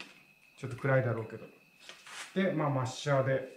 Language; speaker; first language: Japanese; native; Japanese